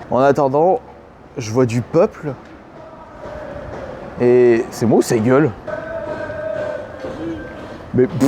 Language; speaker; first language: French; native; French